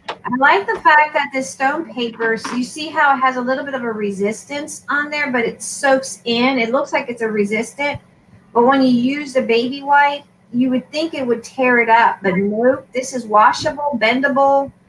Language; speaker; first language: English; non-native, fluent; Spanish